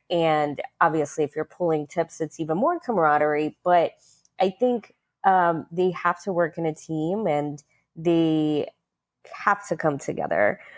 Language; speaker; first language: English; early bilingual, other home language; Russian